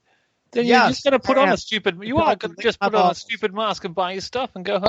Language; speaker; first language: English; native; English